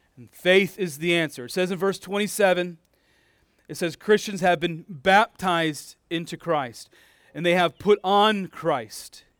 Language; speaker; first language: English; native; English